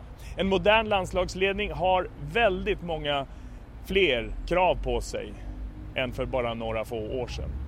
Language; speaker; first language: Swedish; native; Swedish